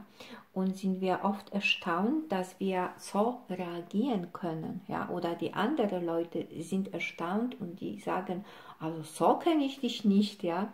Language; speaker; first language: German; non-native, fluent; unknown